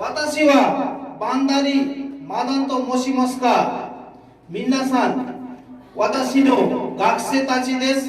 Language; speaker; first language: Japanese; non-native, fluent; Nepali